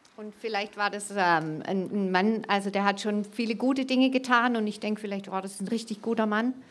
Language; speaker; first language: German; native; German